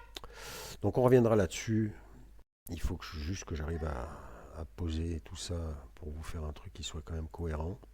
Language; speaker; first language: French; native; French